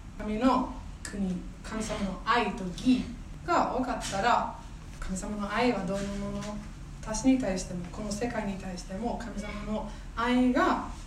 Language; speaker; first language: Japanese; non-native, fluent; English